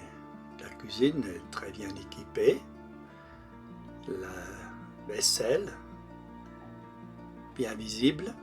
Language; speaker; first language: French; non-native, local second language; German